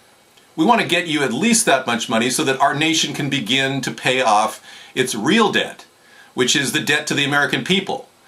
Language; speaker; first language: English; native; English